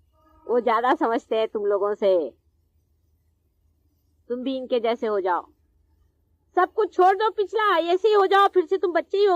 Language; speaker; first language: Hindi; non-native, local second language; Marathi